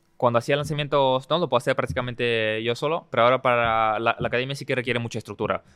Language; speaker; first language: Spanish; early bilingual, other home language; Russian